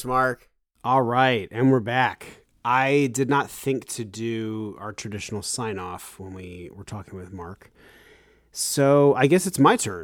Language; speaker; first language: English; native; English